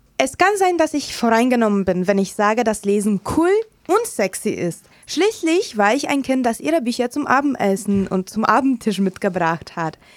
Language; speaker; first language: German; non-native, fluent; Romanian